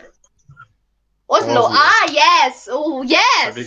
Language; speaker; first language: English; non-native, learner; Portuguese